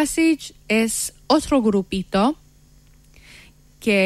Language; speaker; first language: Spanish; non-native, fluent; Persian